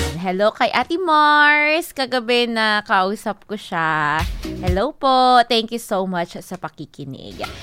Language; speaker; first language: Filipino; non-native, local second language; Hiligaynon